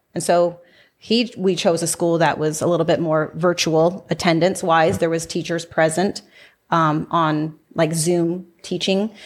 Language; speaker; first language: English; native; English